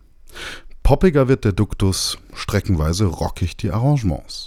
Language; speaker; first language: German; native; German